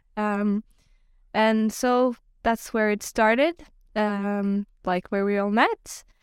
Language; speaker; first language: English; non-native, fluent; Norwegian